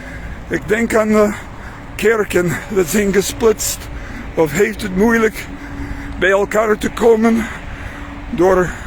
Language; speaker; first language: Dutch; non-native, fluent; English